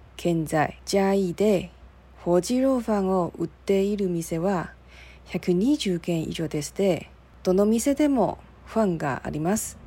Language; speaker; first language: Japanese; non-native, learner; Chinese